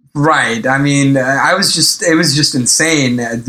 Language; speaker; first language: English; early bilingual, other home language; Arabic